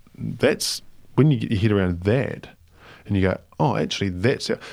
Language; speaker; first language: English; native; English